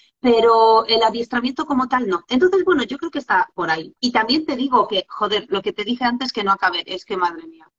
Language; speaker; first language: Spanish; non-native, fluent; Polish